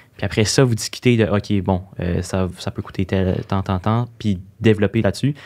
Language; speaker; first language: French; native; French